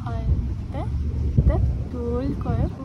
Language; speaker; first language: Korean; non-native, learner; Ukrainian